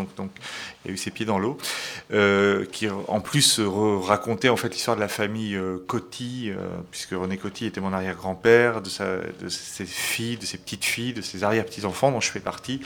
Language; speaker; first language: French; native; French